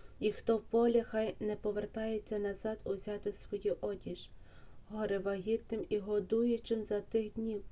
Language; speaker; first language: Ukrainian; native; Ukrainian